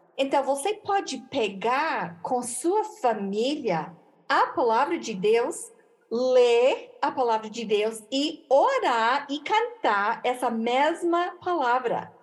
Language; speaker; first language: Portuguese; non-native, fluent; English